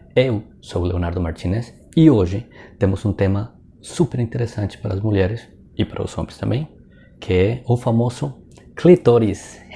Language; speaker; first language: Portuguese; non-native, fluent; Spanish